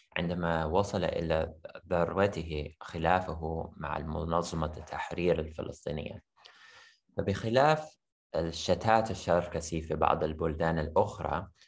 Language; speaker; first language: Arabic; non-native, fluent; English